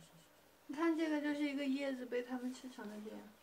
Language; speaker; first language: Chinese; native; Chinese